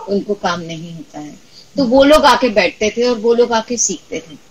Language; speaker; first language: Hindi; non-native, local second language; Marathi